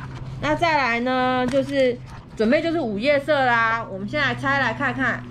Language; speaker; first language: Chinese; native; Chinese